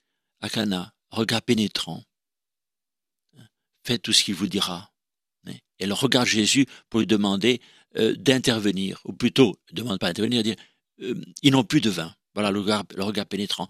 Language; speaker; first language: French; native; French